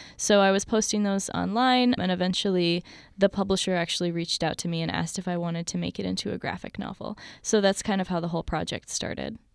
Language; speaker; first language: English; native; English